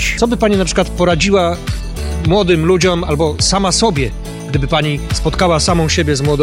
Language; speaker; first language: Polish; native; Polish